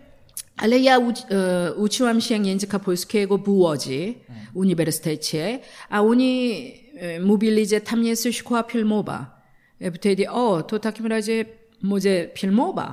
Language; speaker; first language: Polish; non-native, learner; Korean